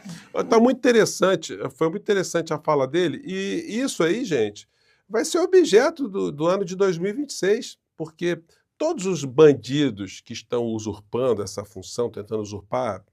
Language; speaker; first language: Portuguese; native; Portuguese